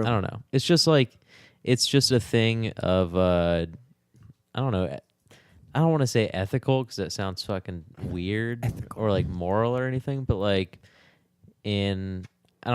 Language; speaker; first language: English; native; English